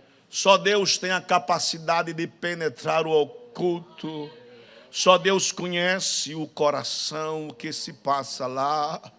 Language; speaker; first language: Portuguese; native; Portuguese